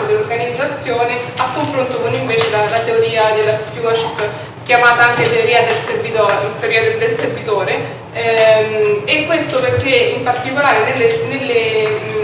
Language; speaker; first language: Italian; native; Italian